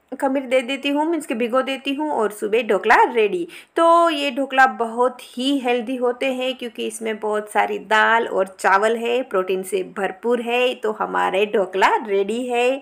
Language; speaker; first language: Hindi; non-native, local second language; Gujarati